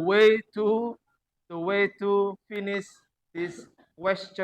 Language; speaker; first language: English; non-native, learner; Javanese